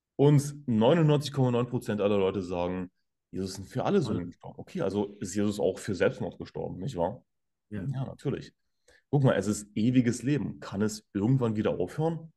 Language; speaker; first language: German; native; German